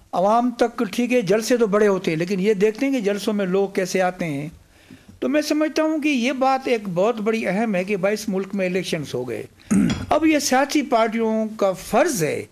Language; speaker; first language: Urdu; non-native, local second language; Sindhi